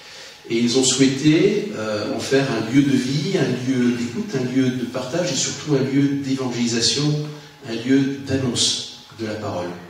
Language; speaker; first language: French; native; French